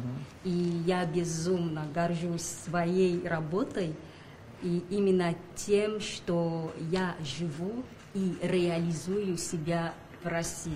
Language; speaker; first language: Russian; non-native, fluent; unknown